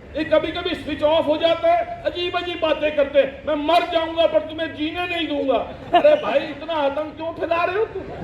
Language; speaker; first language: Hindi; early bilingual, other home language; Japanese